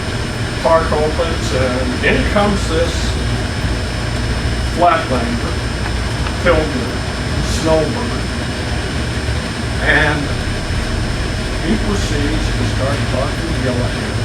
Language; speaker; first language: English; native; English